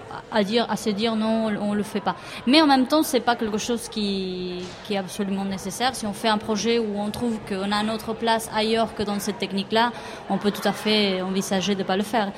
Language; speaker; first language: French; non-native, fluent; Spanish